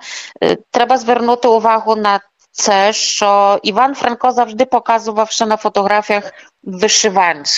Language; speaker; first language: Ukrainian; early bilingual, heritage; Ukrainian